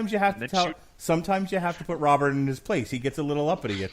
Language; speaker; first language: English; native; English